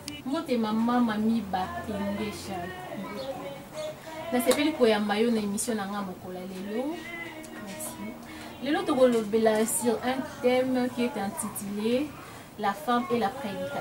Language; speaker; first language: French; non-native, local second language; Lingala